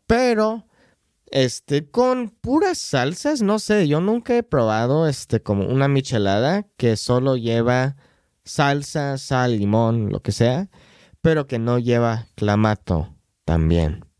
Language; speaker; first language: Spanish; non-native, fluent; English